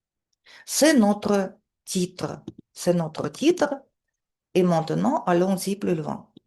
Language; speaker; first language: French; non-native, fluent; Russian